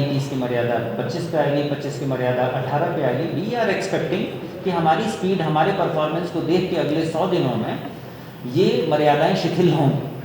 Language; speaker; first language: Hindi; non-native, local second language; Marathi